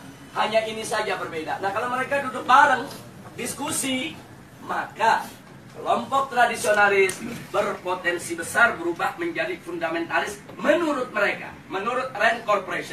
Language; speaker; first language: Indonesian; native; Indonesian